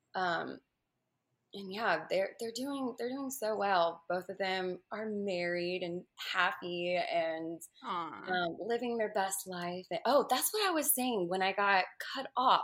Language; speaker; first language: English; native; English